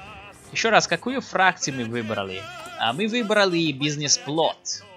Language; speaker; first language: Russian; non-native, learner; English